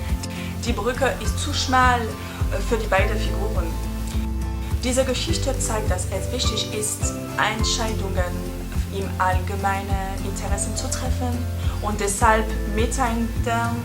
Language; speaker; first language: German; non-native, fluent; French